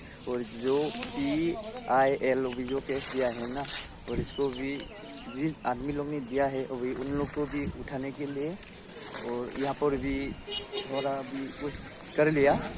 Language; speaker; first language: Hindi; non-native, local second language; Bodo